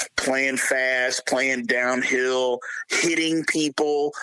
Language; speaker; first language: English; native; English